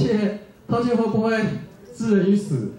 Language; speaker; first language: Chinese; native; Chinese